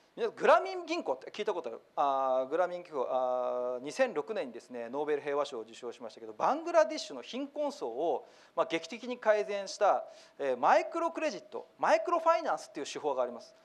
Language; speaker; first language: Japanese; native; Japanese